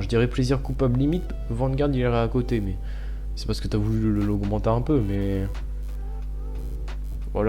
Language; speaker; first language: French; native; French